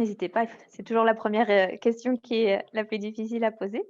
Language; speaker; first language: French; native; French